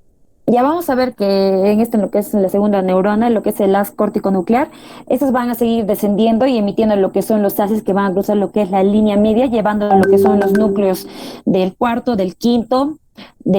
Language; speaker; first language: Spanish; native; Spanish